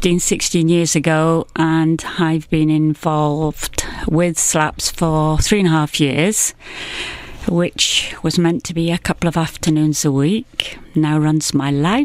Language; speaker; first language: English; native; English